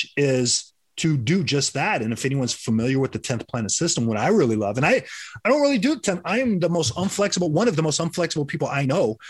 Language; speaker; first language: English; early bilingual, other home language; Filipino